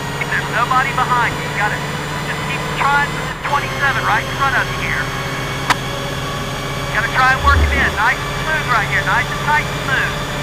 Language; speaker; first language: English; native; English